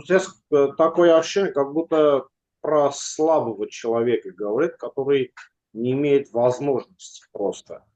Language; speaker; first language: Russian; non-native, local second language; Armenian